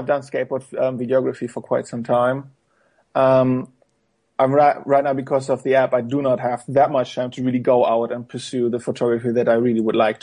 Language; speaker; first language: English; non-native, fluent; German